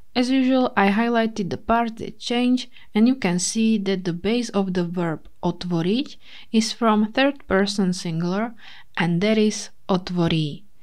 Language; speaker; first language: English; non-native, fluent; Slovak